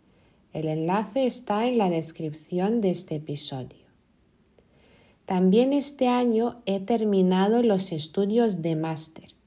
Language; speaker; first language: Spanish; non-native, fluent; Lithuanian